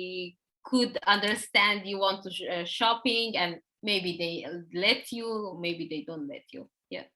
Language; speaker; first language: English; non-native, learner; Persian